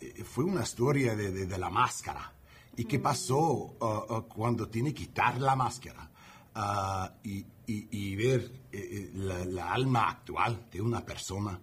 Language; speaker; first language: Spanish; non-native, learner; English